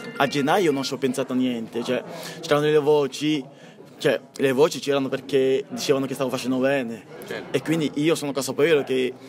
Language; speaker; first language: Italian; non-native, fluent; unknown